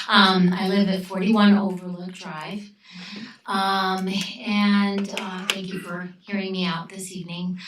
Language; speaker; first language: English; early bilingual, other home language; Romanian